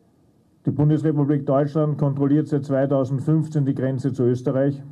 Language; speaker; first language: German; native; German